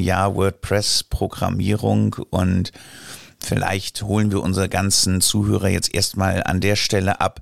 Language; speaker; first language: German; native; German